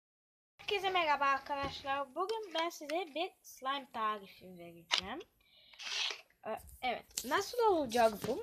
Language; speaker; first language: Turkish; early bilingual, heritage; Turkish